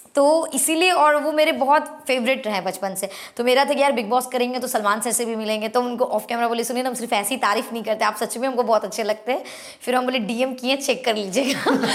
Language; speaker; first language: Hindi; native; Hindi